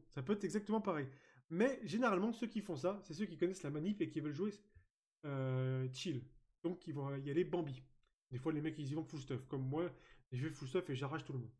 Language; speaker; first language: French; native; French